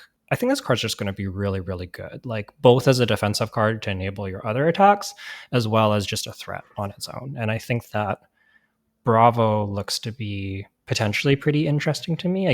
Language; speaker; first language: English; native; English